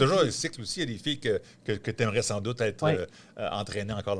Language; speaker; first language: French; native; French